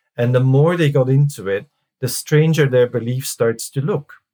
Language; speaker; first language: English; non-native, fluent; Dutch